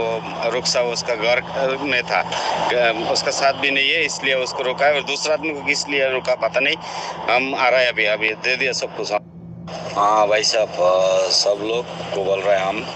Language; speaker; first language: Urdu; non-native, local second language; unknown